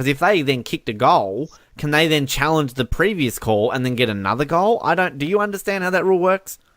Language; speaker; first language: English; native; English